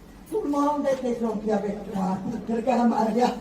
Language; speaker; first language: French; non-native, fluent; Italian